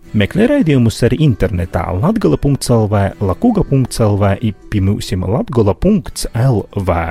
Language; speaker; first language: Latvian; native; Latvian